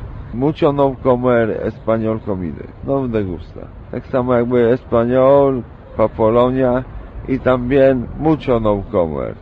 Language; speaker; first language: Spanish; non-native, learner; Polish